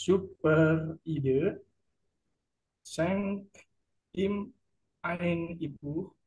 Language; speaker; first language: German; non-native, learner; Indonesian